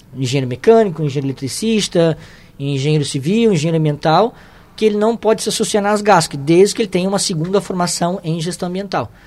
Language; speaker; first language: Portuguese; native; Portuguese